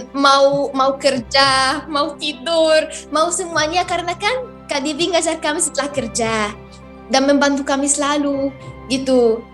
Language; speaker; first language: Indonesian; non-native, fluent; Arabic